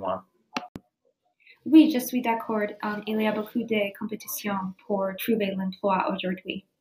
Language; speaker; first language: French; non-native, learner; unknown